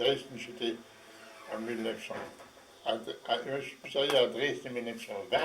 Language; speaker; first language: French; non-native, fluent; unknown